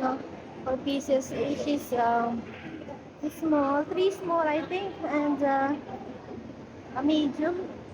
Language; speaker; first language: English; non-native, learner; Filipino